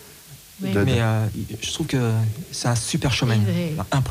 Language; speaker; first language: French; native; French